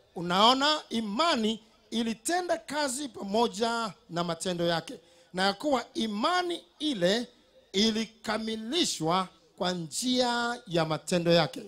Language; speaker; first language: Swahili; native; Swahili